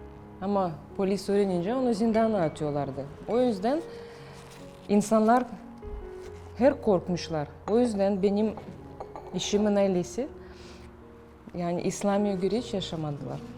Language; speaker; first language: Turkish; non-native, fluent; Russian